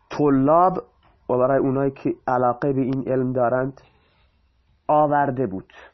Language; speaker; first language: Persian; non-native, local second language; Baluchi